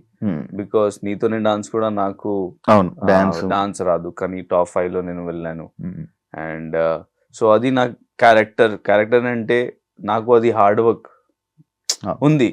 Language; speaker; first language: Telugu; non-native, learner; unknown